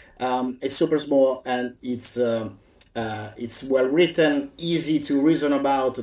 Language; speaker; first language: English; non-native, fluent; Italian